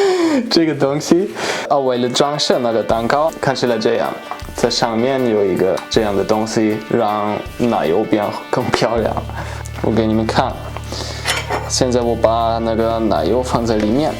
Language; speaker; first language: Chinese; non-native, fluent; German